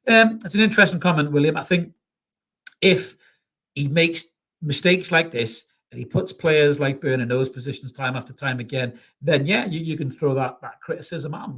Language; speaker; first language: English; native; English